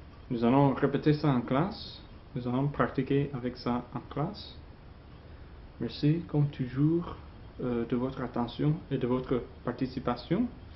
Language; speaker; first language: French; non-native, fluent; English